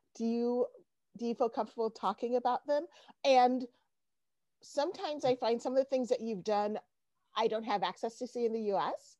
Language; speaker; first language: English; native; English